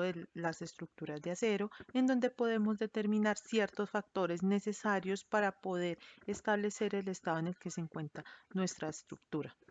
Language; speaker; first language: Spanish; native; Spanish